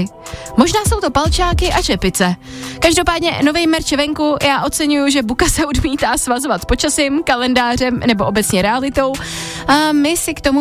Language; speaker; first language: Czech; native; Czech